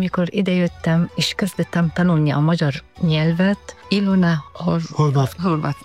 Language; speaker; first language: Hungarian; non-native, learner; Arabic